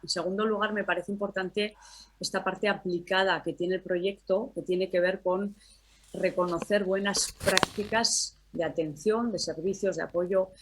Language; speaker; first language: Spanish; native; Spanish